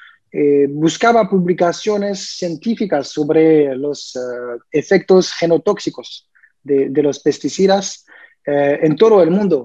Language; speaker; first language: Spanish; non-native, learner; French